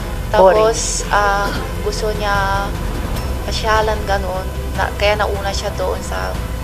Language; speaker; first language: Filipino; non-native, local second language; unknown